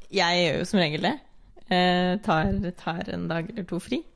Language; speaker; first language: Norwegian; early bilingual, other home language; English